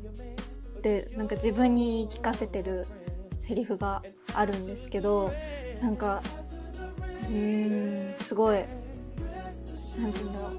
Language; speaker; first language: Japanese; native; Japanese